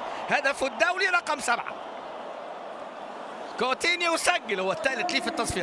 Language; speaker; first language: Arabic; native; Arabic